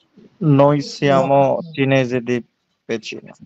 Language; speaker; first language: Italian; non-native, learner; Chinese